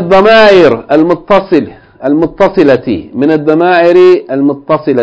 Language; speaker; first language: Arabic; non-native, fluent; English